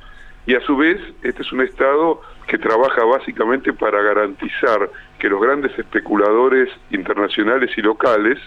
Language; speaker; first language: Spanish; native; Spanish